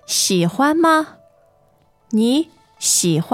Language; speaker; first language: Chinese; non-native, fluent; English